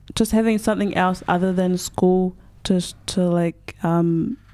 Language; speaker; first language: English; native; English